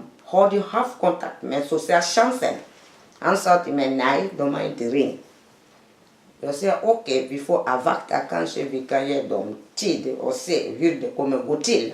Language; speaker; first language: Swedish; non-native, learner; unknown